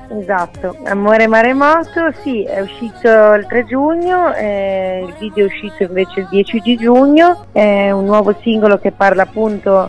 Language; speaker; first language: Italian; native; Italian